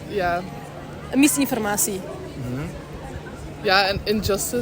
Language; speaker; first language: Dutch; non-native, local second language; French